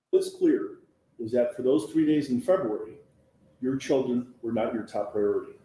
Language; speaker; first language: English; native; English